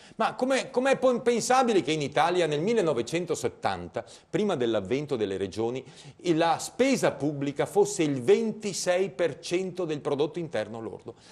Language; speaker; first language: Italian; native; Italian